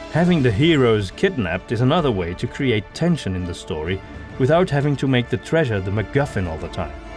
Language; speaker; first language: English; non-native, fluent; Dutch